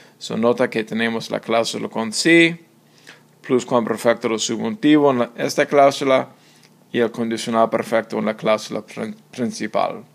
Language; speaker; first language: Spanish; non-native, fluent; English